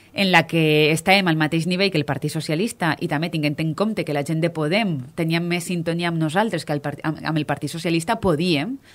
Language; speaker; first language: Catalan; native; Catalan